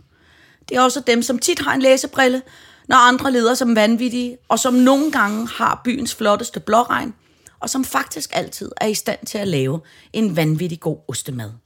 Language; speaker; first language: Danish; native; Danish